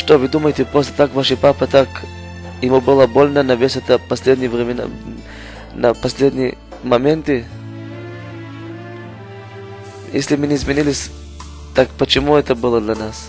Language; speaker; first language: Russian; non-native, learner; Hebrew